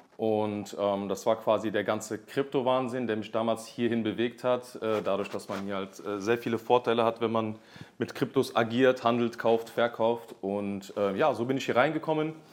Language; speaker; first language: German; early bilingual, other home language; Kurdish